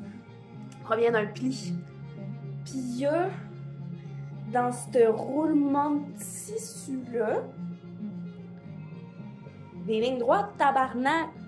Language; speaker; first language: French; native; French